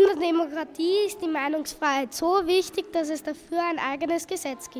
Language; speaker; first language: German; native; German